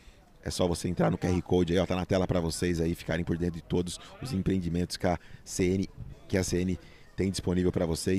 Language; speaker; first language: Portuguese; native; Portuguese